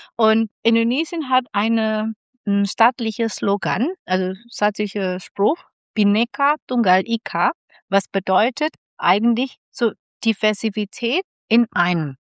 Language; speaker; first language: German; non-native, fluent; Indonesian